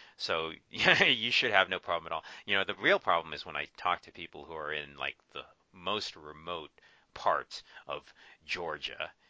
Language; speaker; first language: English; native; English